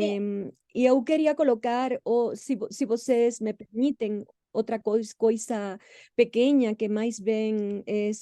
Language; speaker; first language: Portuguese; non-native, fluent; Spanish